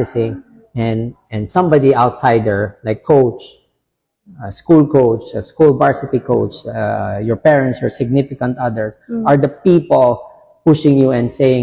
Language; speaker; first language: English; non-native, local second language; Filipino